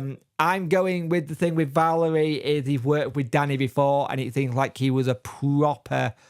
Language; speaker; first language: English; native; English